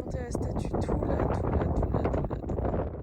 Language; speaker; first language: French; native; French